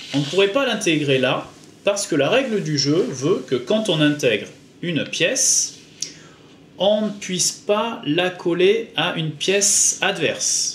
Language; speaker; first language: French; native; French